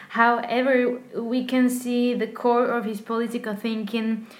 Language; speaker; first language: English; non-native, fluent; Slovak